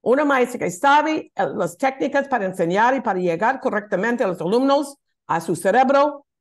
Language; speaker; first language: Spanish; non-native, learner; English